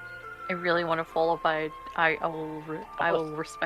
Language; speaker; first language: English; non-native, fluent; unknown